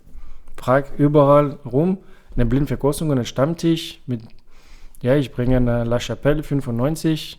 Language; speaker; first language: German; non-native, fluent; French